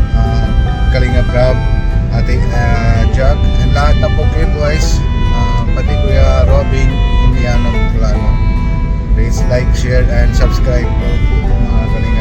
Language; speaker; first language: Filipino; non-native, local second language; Cebuano